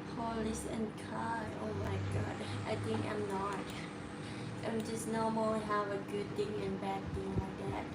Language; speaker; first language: English; non-native, learner; Thai